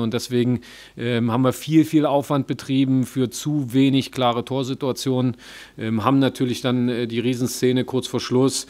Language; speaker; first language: German; native; German